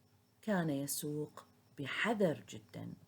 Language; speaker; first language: Arabic; native; Arabic